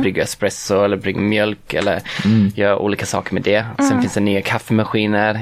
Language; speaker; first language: Swedish; non-native, fluent; English